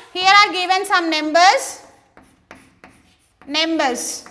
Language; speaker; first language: English; non-native, local second language; Telugu